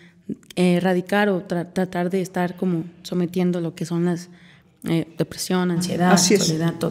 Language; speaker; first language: Spanish; native; Spanish